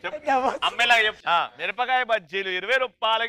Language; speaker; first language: Telugu; native; Telugu